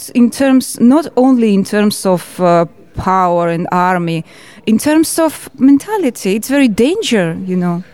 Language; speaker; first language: English; non-native, learner; Georgian